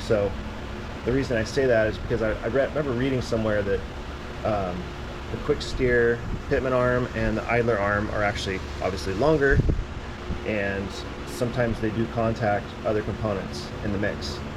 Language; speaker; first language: English; native; English